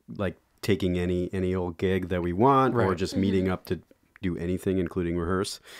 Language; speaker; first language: English; native; English